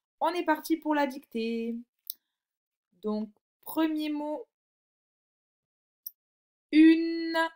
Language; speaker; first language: French; native; French